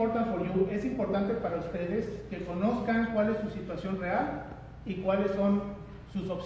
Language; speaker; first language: Spanish; native; Spanish